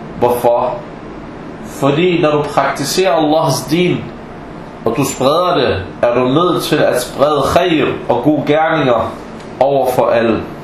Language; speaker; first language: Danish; non-native, fluent; Arabic